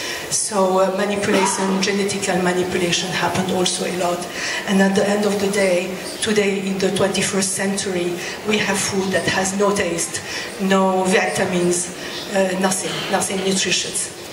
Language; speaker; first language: English; non-native, fluent; French